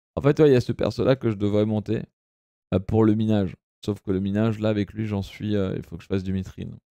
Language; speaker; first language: French; early bilingual, other home language; Italian